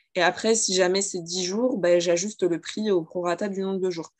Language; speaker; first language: French; native; French